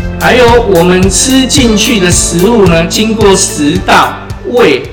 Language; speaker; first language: Chinese; native; Chinese